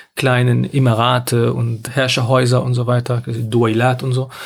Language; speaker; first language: German; non-native, fluent; Arabic